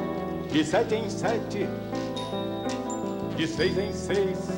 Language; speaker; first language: Portuguese; native; Portuguese